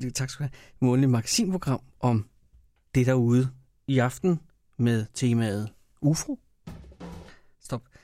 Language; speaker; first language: Danish; native; Danish